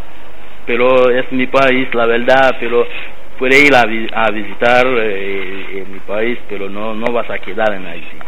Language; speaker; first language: Spanish; non-native, learner; Haitian Creole